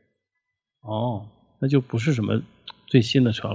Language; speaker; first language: Chinese; native; Chinese